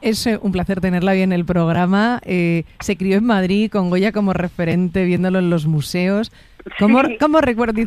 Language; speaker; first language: Spanish; native; Spanish